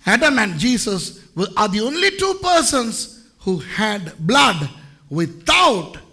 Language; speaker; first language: English; non-native, local second language; Tamil